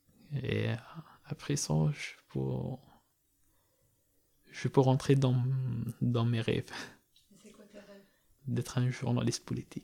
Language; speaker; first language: French; non-native, learner; Persian